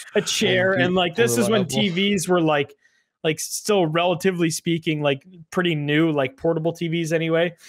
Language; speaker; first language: English; native; English